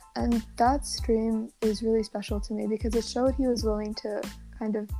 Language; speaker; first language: English; non-native, local second language; Cantonese